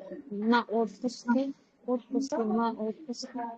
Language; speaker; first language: Russian; non-native, learner; Uzbek